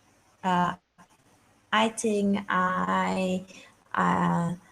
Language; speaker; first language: English; non-native, learner; Vietnamese